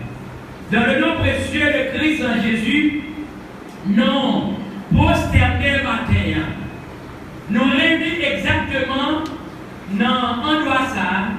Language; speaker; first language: French; non-native, local second language; Haitian Creole